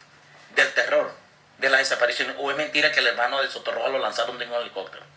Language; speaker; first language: Spanish; native; Spanish